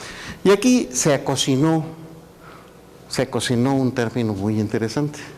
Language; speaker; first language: Spanish; native; Spanish